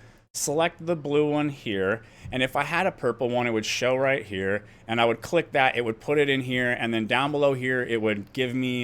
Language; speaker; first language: English; native; English